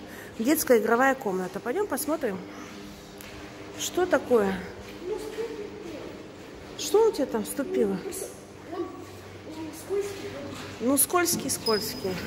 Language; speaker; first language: Russian; native; Russian